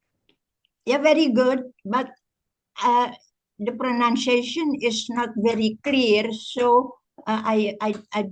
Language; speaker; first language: English; non-native, fluent; Indonesian